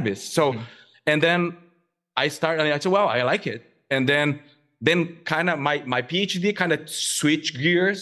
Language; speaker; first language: English; non-native, fluent; Portuguese